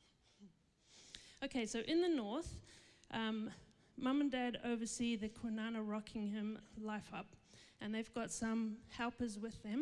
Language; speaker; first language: English; native; English